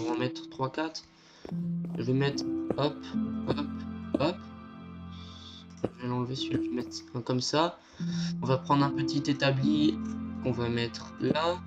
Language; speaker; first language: French; native; French